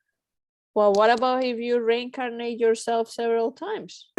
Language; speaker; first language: English; non-native, fluent; Spanish